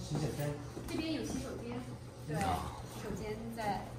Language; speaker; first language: Chinese; native; Chinese